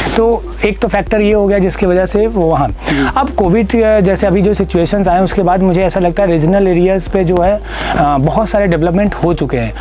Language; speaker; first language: Hindi; native; Hindi